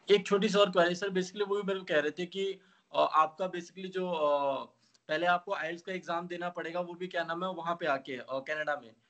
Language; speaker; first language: Hindi; native; Hindi